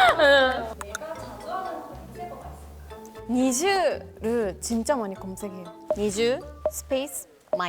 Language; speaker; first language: Korean; non-native, fluent; Japanese